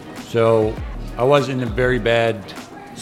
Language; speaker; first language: English; non-native, fluent; Arabic